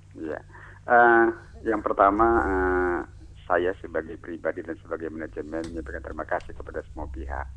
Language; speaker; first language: Indonesian; native; Indonesian